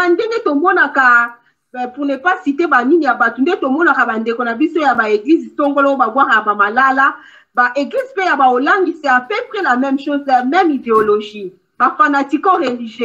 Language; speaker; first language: French; non-native, local second language; Lingala